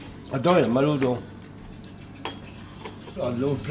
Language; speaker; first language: French; native; French